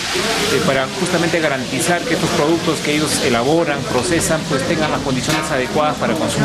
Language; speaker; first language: Spanish; native; Spanish